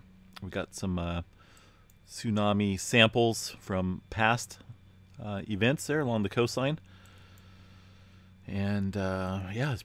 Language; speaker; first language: English; native; English